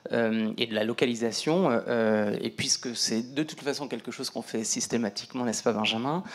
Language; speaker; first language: French; native; French